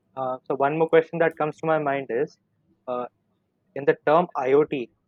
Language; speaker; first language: English; non-native, local second language; Hindi